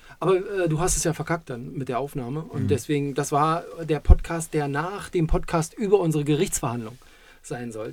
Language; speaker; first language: German; native; German